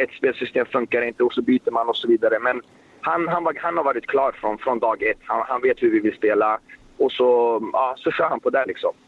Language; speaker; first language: Swedish; native; Swedish